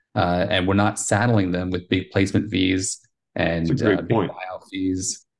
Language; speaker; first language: English; early bilingual, heritage; Spanish